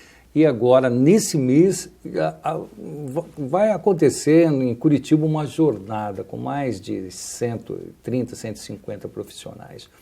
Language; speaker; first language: Portuguese; native; Portuguese